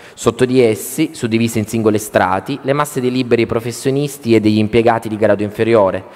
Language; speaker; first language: Italian; native; Italian